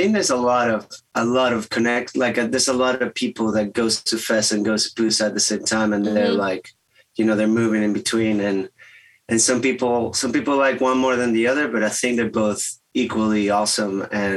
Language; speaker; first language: English; non-native, fluent; Spanish